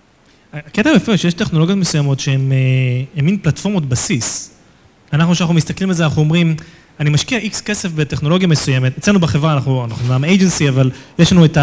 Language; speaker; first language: Hebrew; native; Hebrew